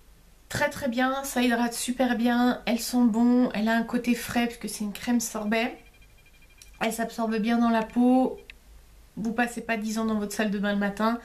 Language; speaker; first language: French; native; French